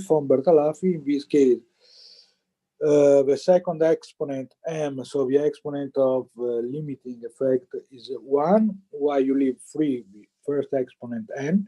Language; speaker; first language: English; non-native, fluent; Italian